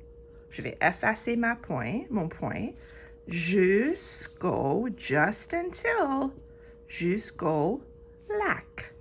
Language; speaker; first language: French; non-native, fluent; English